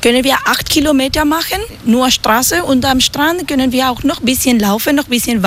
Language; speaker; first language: German; non-native, learner; Spanish